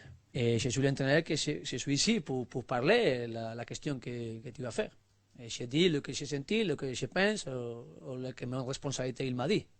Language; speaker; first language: French; non-native, learner; Spanish